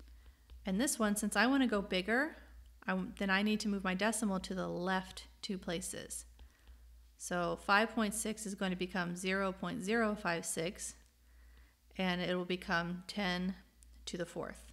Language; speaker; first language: English; native; English